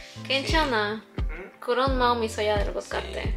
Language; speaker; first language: Korean; non-native, fluent; Spanish